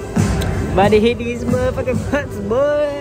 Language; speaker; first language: English; native; English